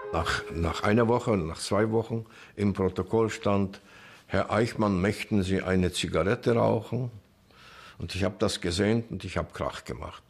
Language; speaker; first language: German; non-native, fluent; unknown